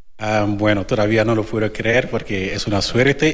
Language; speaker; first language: Spanish; non-native, learner; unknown